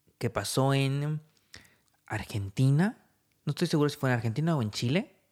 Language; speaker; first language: Spanish; native; Spanish